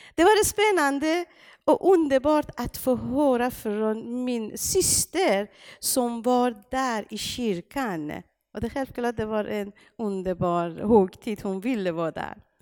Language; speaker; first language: Swedish; non-native, fluent; Persian